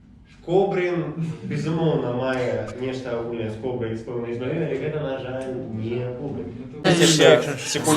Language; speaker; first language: Belarusian; non-native, local second language; Russian